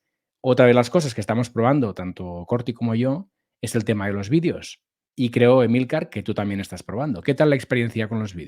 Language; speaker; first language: Spanish; native; Spanish